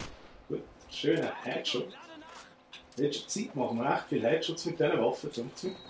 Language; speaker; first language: German; native; German